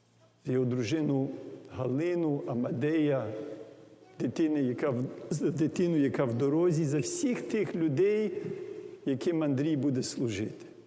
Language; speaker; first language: Ukrainian; early bilingual, heritage; English